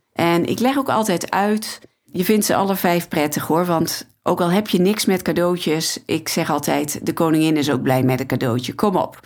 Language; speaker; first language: Dutch; native; Dutch